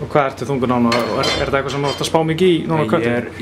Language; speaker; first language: Icelandic; native; Icelandic